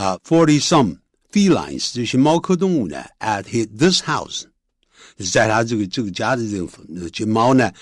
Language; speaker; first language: Chinese; native; Chinese